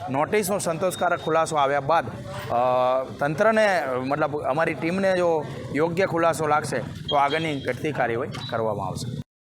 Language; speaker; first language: Gujarati; native; Gujarati